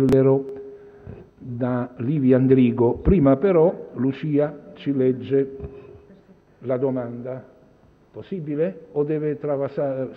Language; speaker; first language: Italian; native; Italian